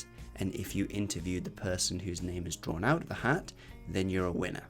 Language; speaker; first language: English; native; English